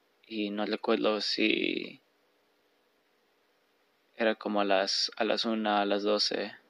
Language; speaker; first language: Spanish; early bilingual, heritage; Spanish